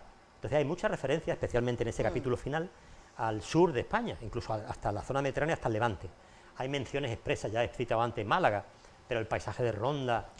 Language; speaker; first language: Spanish; native; Spanish